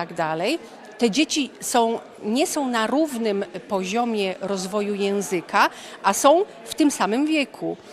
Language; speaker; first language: Polish; native; Polish